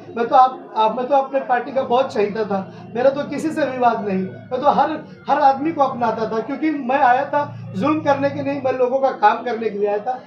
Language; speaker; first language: Hindi; native; Hindi